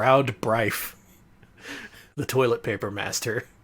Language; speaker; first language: English; native; English